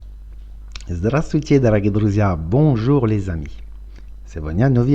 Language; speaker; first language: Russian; non-native, fluent; French